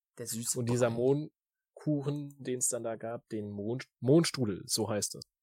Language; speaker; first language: German; native; German